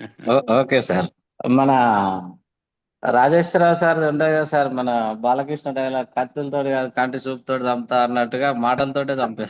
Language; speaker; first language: Telugu; native; Telugu